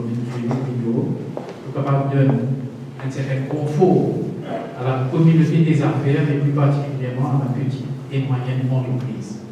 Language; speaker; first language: French; non-native, local second language; Morisyen